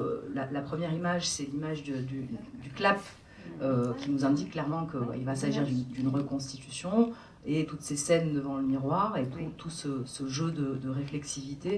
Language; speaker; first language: French; native; French